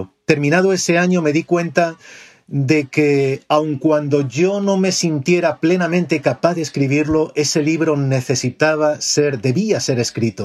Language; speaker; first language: Spanish; native; Spanish